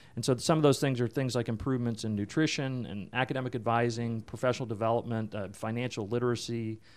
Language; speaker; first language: English; native; English